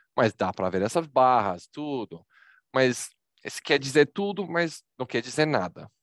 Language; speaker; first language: Portuguese; non-native, fluent; English